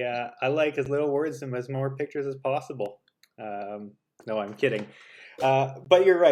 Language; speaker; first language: English; native; English